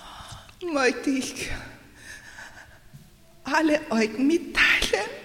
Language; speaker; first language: German; non-native, learner; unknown